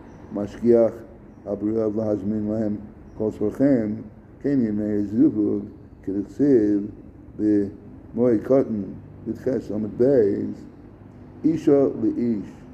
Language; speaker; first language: Hebrew; non-native, fluent; English